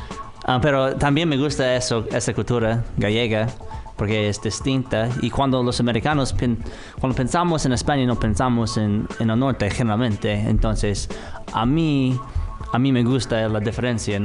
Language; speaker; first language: Spanish; non-native, fluent; English